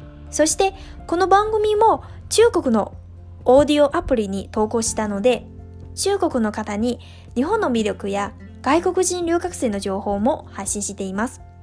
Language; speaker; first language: Japanese; non-native, fluent; Chinese